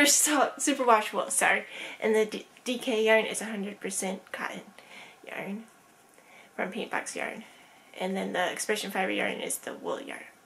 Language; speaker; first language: English; native; English